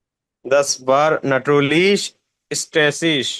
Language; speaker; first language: German; non-native, learner; Bangla